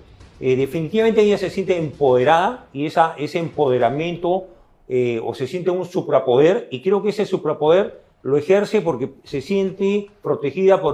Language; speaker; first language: Spanish; native; Spanish